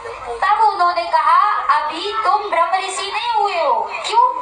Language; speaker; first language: Hindi; native; Hindi